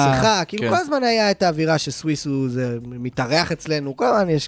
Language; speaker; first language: Hebrew; native; Hebrew